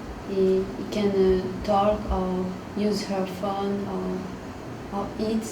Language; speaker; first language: English; non-native, learner; French